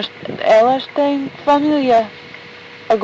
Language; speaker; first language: Portuguese; non-native, fluent; English